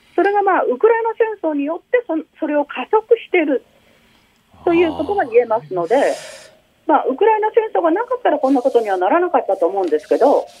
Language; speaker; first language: Japanese; early bilingual, other home language; Chinese